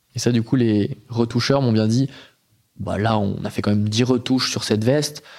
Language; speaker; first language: French; native; French